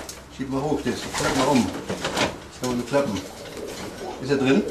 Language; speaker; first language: German; native; German